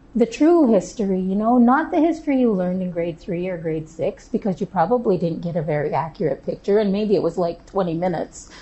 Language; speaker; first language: English; native; English